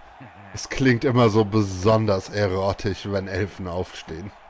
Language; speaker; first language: German; native; German